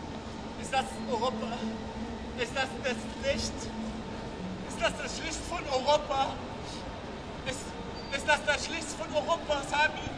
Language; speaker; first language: German; non-native, learner; Arabic